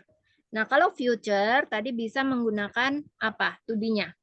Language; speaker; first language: Indonesian; native; Indonesian